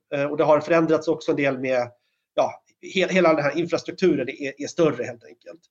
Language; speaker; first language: Swedish; native; Swedish